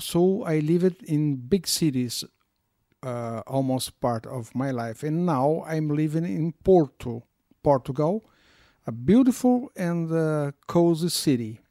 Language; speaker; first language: English; non-native, learner; Portuguese